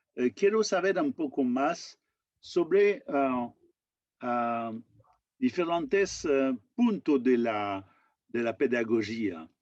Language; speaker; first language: Spanish; non-native, fluent; French